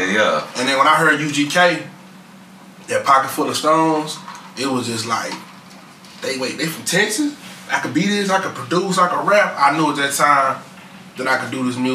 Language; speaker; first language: English; native; English